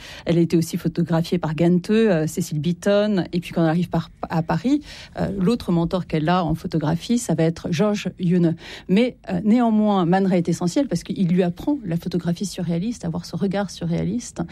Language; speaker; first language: French; native; French